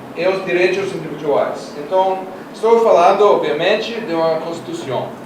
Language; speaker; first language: Portuguese; non-native, learner; Russian